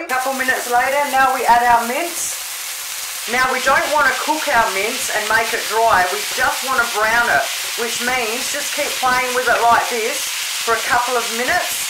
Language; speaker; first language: English; native; English